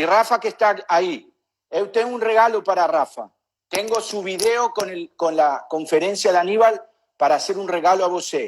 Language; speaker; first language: Portuguese; non-native, learner; Spanish